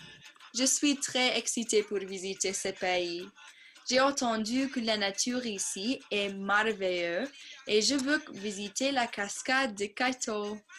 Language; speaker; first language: French; non-native, learner; English